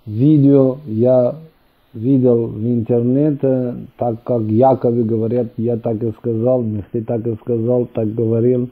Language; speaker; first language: Russian; non-native, fluent; Persian